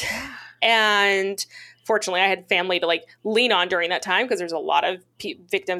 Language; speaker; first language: English; native; English